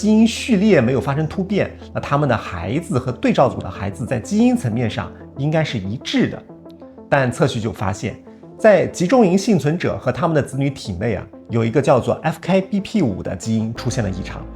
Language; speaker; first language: Chinese; native; Chinese